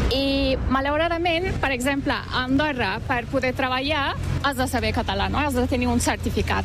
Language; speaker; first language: Catalan; non-native, fluent; Turkish